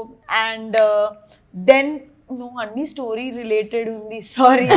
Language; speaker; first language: Telugu; non-native, learner; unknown